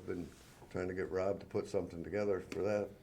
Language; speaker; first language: English; native; English